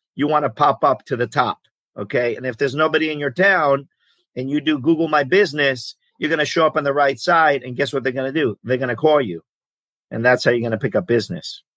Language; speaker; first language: English; early bilingual, other home language; Greek